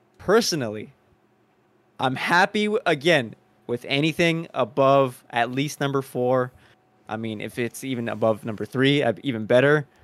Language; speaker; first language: English; early bilingual, other home language; Spanish